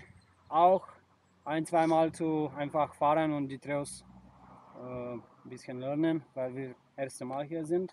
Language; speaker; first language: German; non-native, learner; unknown